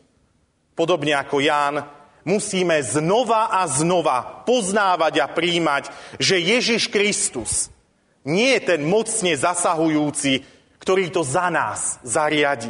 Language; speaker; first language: Slovak; native; Slovak